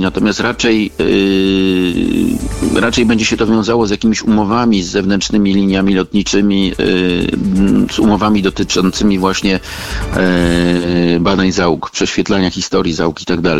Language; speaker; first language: Polish; native; Polish